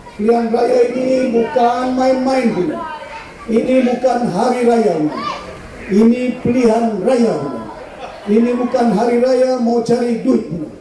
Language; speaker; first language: Malay; non-native, local second language; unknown